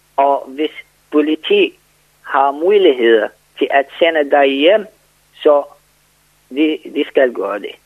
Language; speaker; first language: Danish; non-native, learner; Arabic